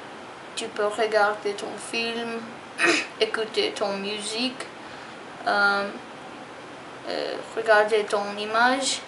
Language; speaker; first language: French; non-native, learner; English